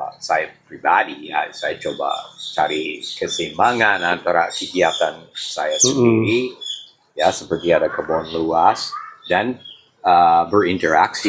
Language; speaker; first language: Indonesian; non-native, fluent; English